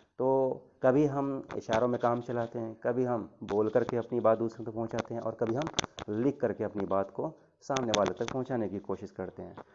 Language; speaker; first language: Urdu; native; Urdu